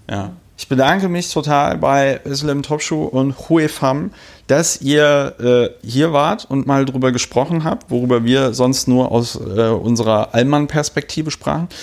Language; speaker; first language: German; native; German